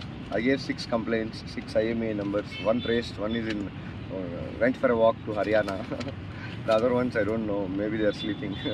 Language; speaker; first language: English; non-native, local second language; Telugu